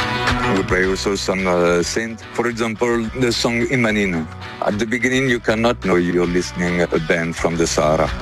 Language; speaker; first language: English; non-native, fluent; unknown